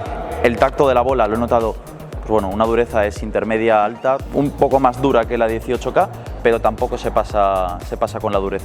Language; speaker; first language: Spanish; native; Spanish